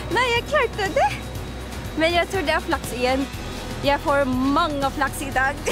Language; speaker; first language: Norwegian; non-native, fluent; Filipino